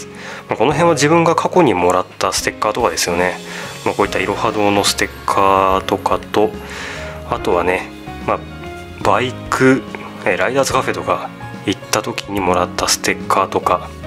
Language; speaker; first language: Japanese; native; Japanese